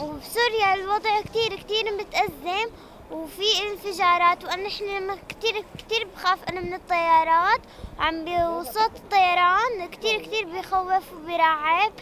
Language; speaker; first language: Arabic; native; Arabic